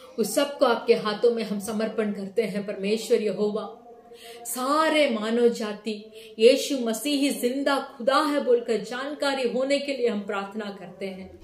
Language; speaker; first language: Hindi; non-native, local second language; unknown